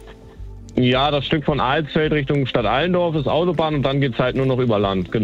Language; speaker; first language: German; native; German